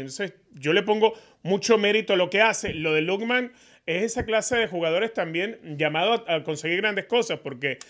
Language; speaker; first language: Spanish; native; Spanish